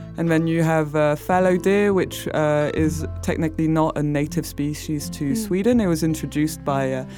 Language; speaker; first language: English; non-native, fluent; French